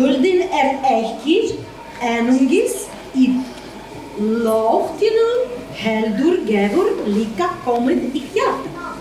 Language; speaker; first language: Icelandic; non-native, learner; Ukrainian